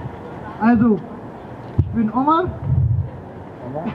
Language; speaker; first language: German; early bilingual, other home language; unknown